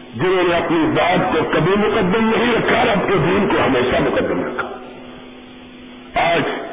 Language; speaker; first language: Urdu; non-native, local second language; Punjabi